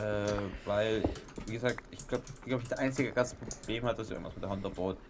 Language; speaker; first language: German; native; German